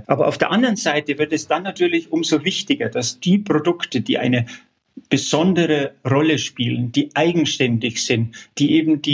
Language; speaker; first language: German; native; German